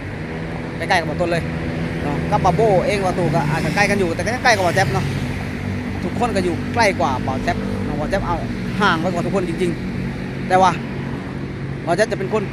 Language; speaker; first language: Thai; non-native, local second language; Northeastern Thai